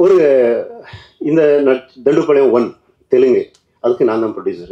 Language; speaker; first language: Tamil; non-native, local second language; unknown